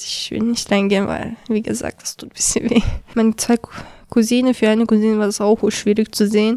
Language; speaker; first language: German; early bilingual, other home language; Chechen